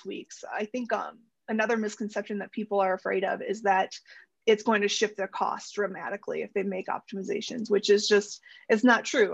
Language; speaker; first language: English; native; English